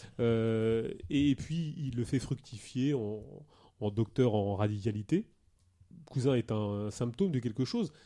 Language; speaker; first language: French; native; French